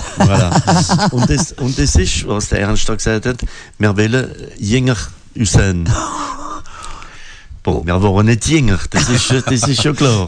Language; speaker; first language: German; non-native, local second language; French